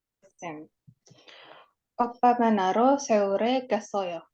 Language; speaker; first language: Korean; non-native, learner; Indonesian